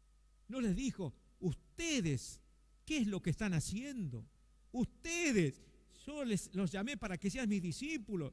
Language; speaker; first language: Spanish; native; Spanish